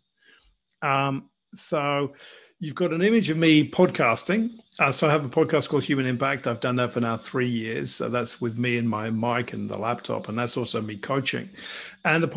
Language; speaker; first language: English; native; English